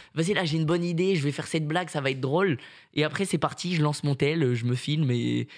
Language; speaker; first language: French; native; French